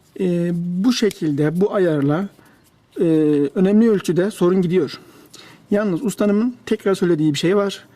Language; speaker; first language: Turkish; native; Turkish